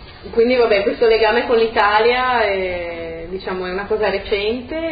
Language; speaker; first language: Italian; native; Italian